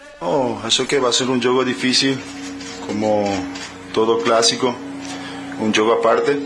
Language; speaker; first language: Portuguese; non-native, learner; Spanish